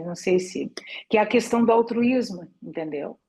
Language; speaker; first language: Portuguese; native; Portuguese